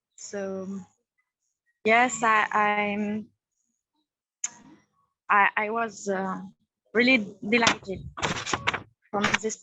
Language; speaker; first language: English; non-native, learner; French